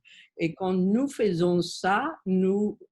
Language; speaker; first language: French; non-native, learner; Spanish